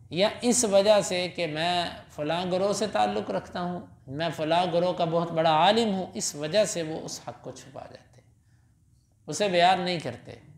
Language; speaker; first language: Urdu; non-native, local second language; Punjabi